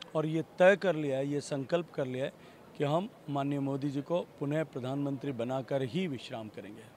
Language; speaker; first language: Hindi; native; Hindi